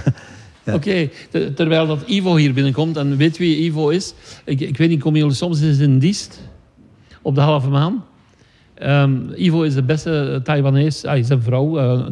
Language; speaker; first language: Dutch; native; Dutch